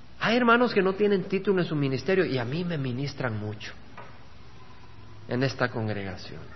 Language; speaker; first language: Spanish; native; Spanish